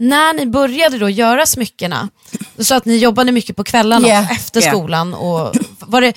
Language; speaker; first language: Swedish; native; Swedish